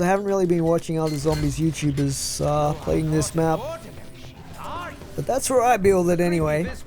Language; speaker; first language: English; native; English